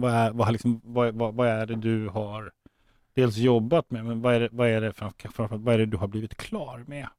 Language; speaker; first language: Swedish; native; Swedish